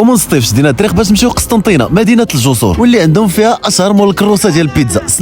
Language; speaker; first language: Arabic; native; Arabic